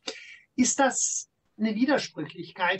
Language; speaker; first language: German; native; German